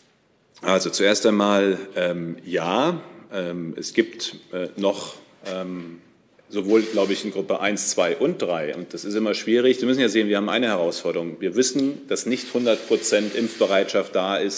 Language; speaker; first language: German; native; German